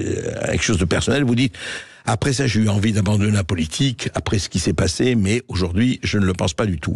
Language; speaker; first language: French; native; French